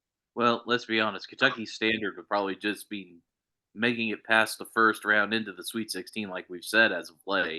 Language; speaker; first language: English; native; English